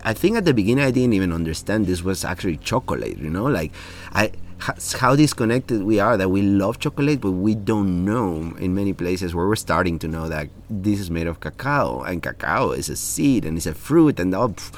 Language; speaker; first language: English; non-native, fluent; Spanish